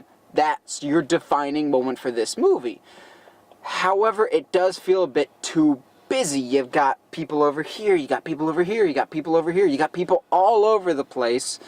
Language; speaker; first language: English; native; English